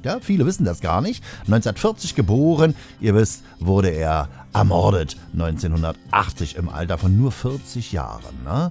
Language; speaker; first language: German; native; German